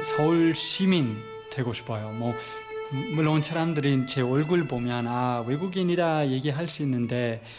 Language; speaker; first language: Korean; non-native, fluent; English